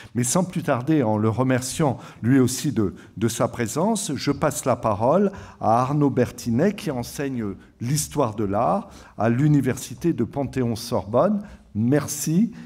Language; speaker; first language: French; native; French